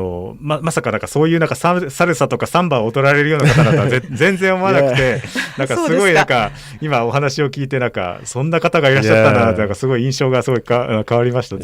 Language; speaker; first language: Japanese; native; Japanese